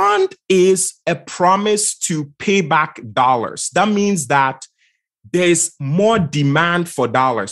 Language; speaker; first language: English; non-native, local second language; Akan